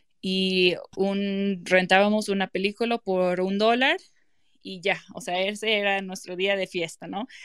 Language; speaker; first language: Spanish; non-native, fluent; English